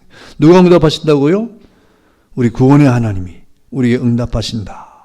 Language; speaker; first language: Korean; native; Korean